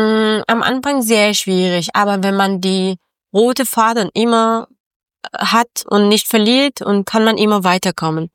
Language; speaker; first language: German; non-native, learner; Persian